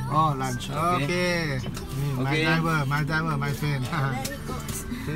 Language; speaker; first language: English; non-native, learner; Thai